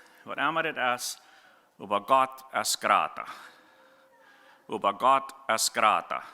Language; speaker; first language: German; non-native, learner; Plautdietsch